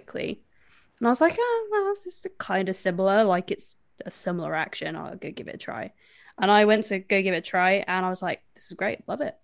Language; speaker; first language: English; native; English